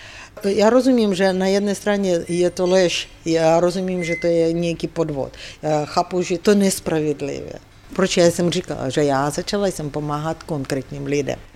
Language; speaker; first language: Czech; non-native, fluent; Ukrainian